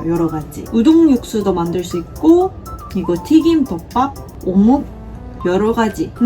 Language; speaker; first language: Korean; non-native, fluent; Japanese